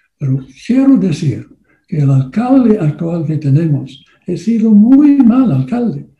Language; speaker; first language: Spanish; non-native, learner; English